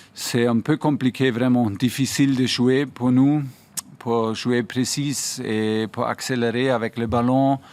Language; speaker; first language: French; non-native, fluent; German